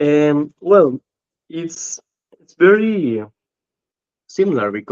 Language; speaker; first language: English; non-native, learner; Spanish